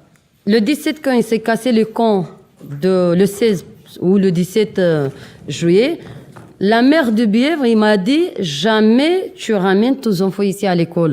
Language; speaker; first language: French; non-native, learner; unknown